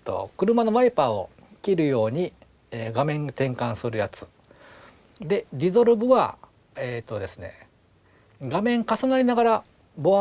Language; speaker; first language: Japanese; native; Japanese